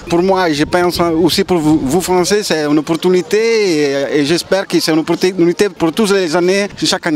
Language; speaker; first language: French; non-native, learner; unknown